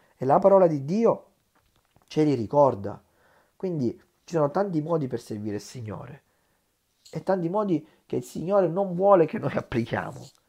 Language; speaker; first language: Italian; native; Italian